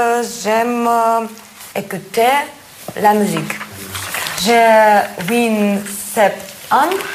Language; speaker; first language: French; non-native, learner; Russian